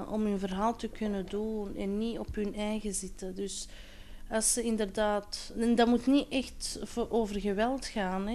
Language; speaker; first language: Dutch; non-native, local second language; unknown